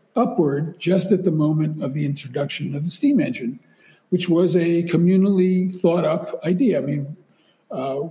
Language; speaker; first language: English; native; English